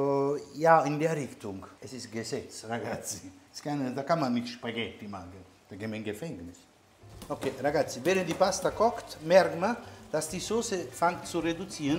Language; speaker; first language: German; non-native, learner; Italian